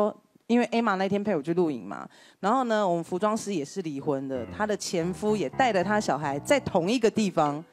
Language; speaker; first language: Chinese; native; Chinese